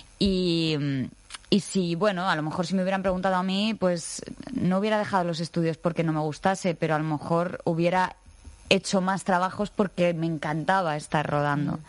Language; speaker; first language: Spanish; native; Spanish